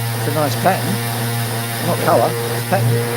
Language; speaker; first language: English; native; English